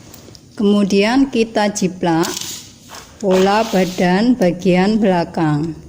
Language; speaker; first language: Indonesian; native; Indonesian